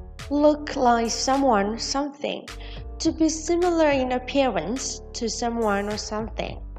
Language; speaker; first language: English; non-native, fluent; Vietnamese